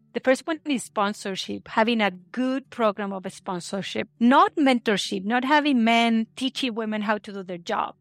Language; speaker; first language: English; non-native, fluent; Spanish